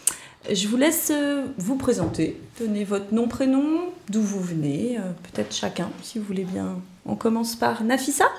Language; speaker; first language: French; native; French